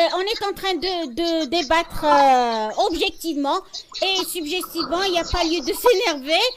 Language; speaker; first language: French; non-native, local second language; Arabic